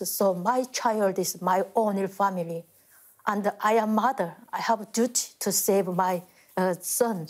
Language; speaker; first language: English; non-native, fluent; Korean